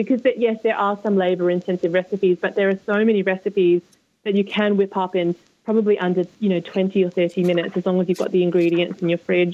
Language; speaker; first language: English; native; English